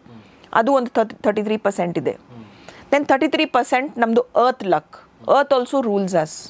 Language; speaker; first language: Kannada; non-native, local second language; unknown